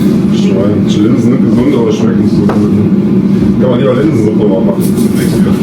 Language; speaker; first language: German; native; German